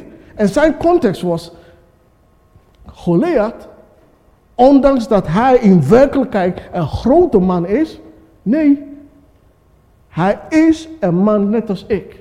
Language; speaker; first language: Dutch; non-native, fluent; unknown